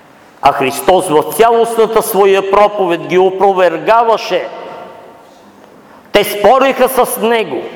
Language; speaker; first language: Bulgarian; native; Bulgarian